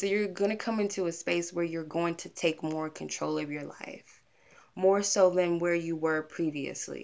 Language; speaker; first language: English; native; English